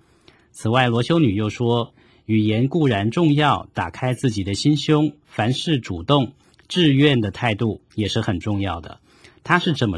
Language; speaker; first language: Chinese; native; Chinese